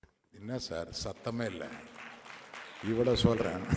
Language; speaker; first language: Tamil; non-native, local second language; Telugu